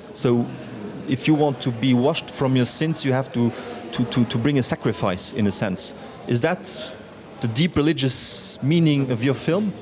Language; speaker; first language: English; non-native, fluent; Luxembourgish